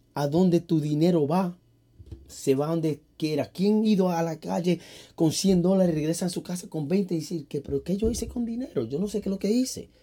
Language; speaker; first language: Spanish; early bilingual, heritage; Spanish